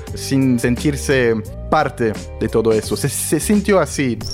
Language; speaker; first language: Spanish; non-native, fluent; French